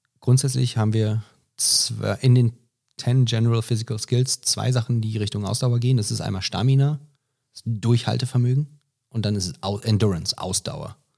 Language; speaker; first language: German; non-native, fluent; English